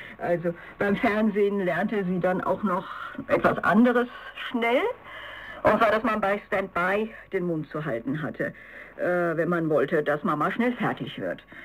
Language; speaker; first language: German; native; German